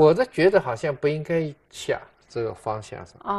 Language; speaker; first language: Chinese; native; Chinese